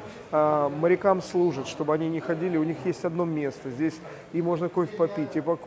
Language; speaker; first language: Russian; native; Russian